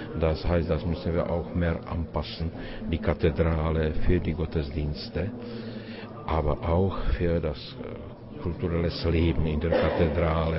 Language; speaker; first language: German; non-native, fluent; Czech